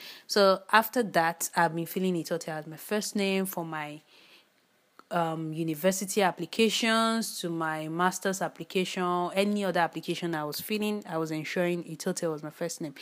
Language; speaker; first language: English; non-native, local second language; Yoruba